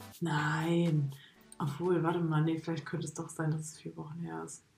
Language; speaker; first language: German; native; German